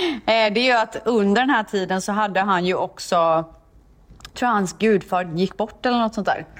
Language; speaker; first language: Swedish; native; Swedish